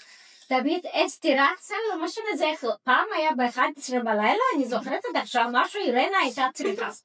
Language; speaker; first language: Hebrew; non-native, fluent; Russian